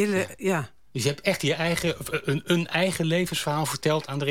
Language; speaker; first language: Dutch; native; Dutch